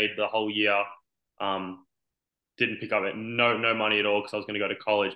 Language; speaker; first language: English; native; English